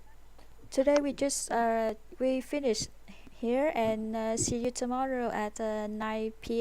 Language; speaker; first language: English; non-native, fluent; Vietnamese